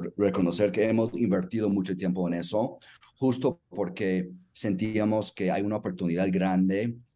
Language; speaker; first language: Spanish; non-native, fluent; English